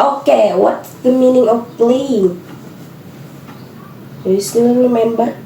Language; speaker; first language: English; non-native, learner; Indonesian